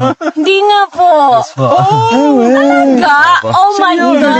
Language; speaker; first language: Filipino; native; Filipino